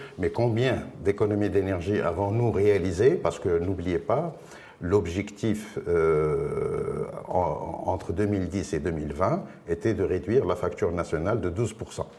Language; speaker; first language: French; non-native, local second language; Arabic